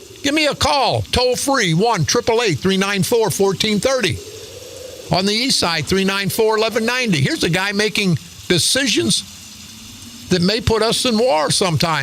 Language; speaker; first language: English; native; English